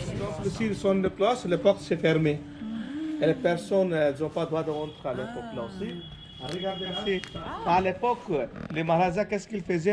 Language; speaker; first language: French; non-native, learner; Hindi